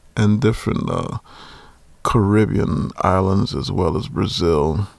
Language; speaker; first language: English; native; English